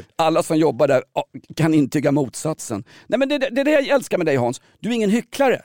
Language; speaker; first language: Swedish; native; Swedish